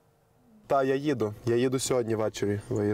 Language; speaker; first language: Ukrainian; native; Ukrainian